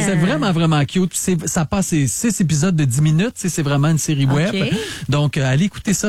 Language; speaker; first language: French; native; French